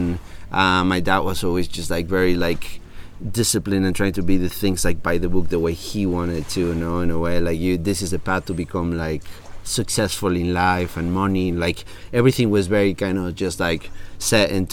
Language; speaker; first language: English; non-native, fluent; Spanish